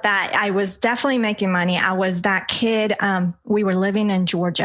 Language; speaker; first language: English; early bilingual, other home language; Spanish